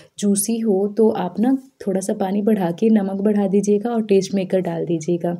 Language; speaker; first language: Hindi; native; Hindi